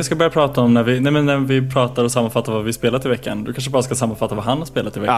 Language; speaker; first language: Swedish; native; Swedish